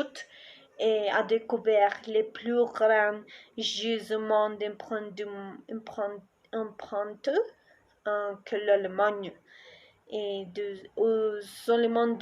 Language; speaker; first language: French; non-native, learner; Spanish